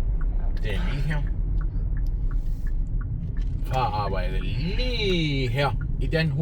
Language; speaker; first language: Danish; non-native, learner; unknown